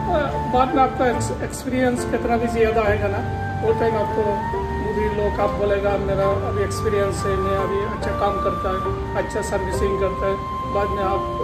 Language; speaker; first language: Hindi; non-native, fluent; Bangla